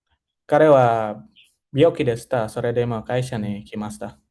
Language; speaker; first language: Japanese; non-native, learner; Indonesian